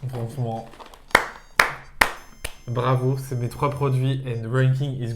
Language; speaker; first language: French; native; French